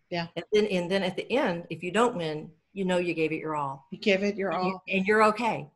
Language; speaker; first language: English; native; English